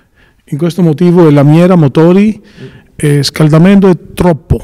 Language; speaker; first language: Italian; non-native, learner; Greek